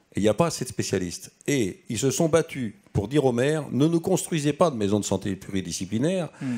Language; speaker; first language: French; native; French